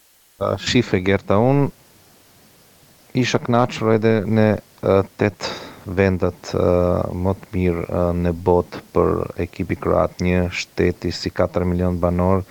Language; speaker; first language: Albanian; non-native, learner; Croatian